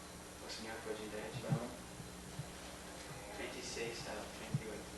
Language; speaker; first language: Portuguese; non-native, learner; English